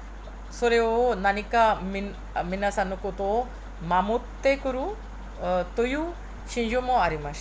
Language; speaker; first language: Japanese; non-native, fluent; Hindi